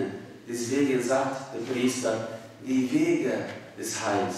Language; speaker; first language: German; non-native, fluent; Arabic